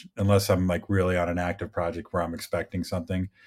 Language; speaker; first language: English; native; English